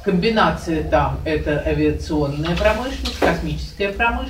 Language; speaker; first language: Russian; native; Russian